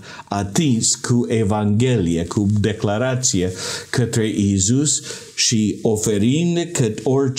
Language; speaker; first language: Romanian; non-native, learner; English